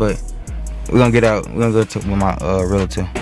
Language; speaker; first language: English; native; English